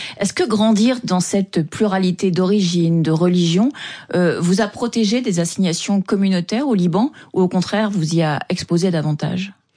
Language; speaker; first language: French; native; French